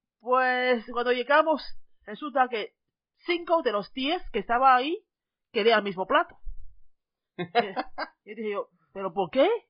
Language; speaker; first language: Spanish; non-native, fluent; Chinese